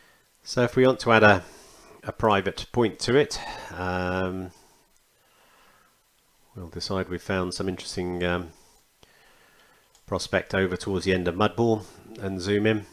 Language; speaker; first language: English; native; English